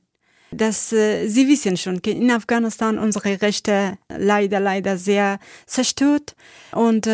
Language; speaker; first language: German; non-native, learner; Persian